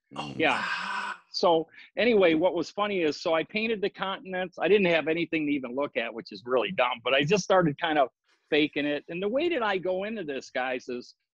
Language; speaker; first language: English; native; English